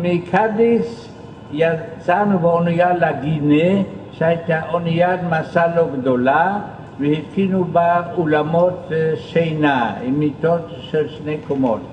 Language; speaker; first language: Hebrew; non-native, fluent; German